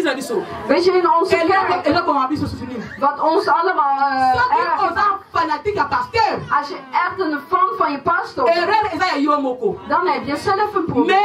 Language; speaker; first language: Dutch; non-native, fluent; Lingala